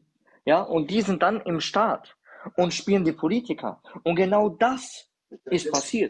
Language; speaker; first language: German; early bilingual, other home language; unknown